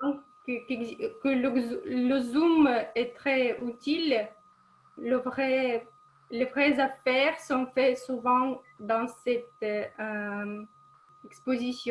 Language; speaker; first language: French; non-native, fluent; Russian